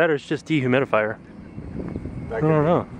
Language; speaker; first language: English; native; English